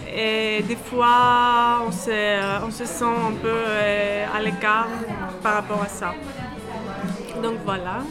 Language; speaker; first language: French; non-native, fluent; Greek